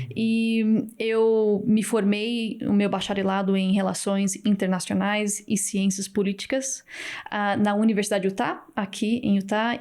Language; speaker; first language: Portuguese; early bilingual, heritage; Portuguese